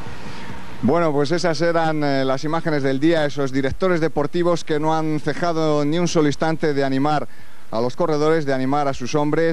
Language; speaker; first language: Spanish; native; Spanish